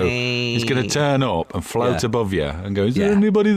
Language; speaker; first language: English; native; English